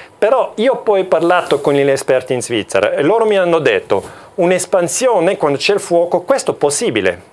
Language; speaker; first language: Italian; non-native, local second language; German